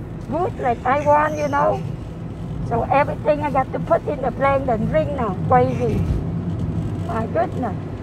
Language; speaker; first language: English; non-native, learner; Vietnamese